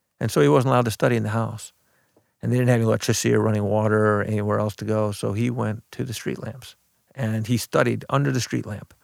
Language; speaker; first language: English; early bilingual, other home language; Arabic